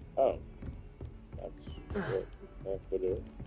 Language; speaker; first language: English; native; English